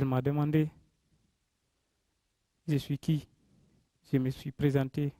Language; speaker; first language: French; non-native, local second language; Fula